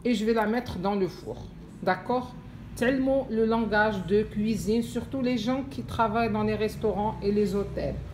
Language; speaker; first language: French; non-native, local second language; Arabic